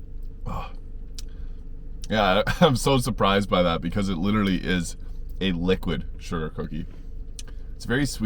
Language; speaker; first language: English; native; English